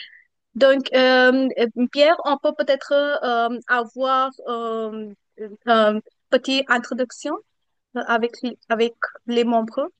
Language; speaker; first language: French; non-native, fluent; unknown